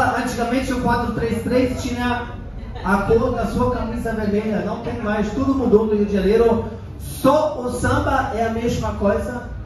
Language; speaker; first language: Portuguese; non-native, fluent; German